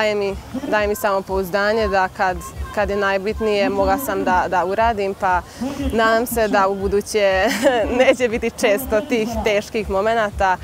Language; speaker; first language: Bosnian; non-native, local second language; Hungarian